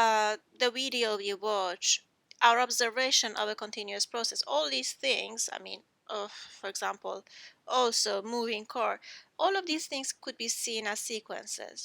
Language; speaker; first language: English; non-native, fluent; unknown